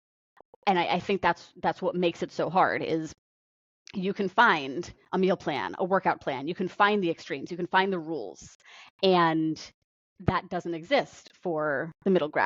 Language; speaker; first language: English; native; English